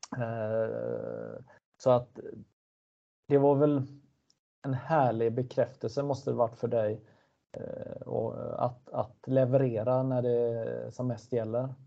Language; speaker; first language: Swedish; native; Swedish